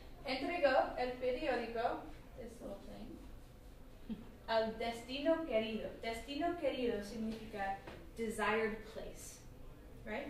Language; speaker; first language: Spanish; non-native, learner; English